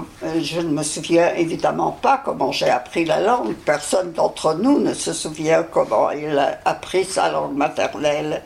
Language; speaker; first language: French; early bilingual, other home language; Yiddish